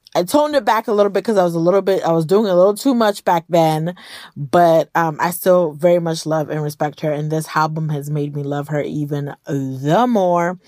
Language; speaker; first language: English; early bilingual, other home language; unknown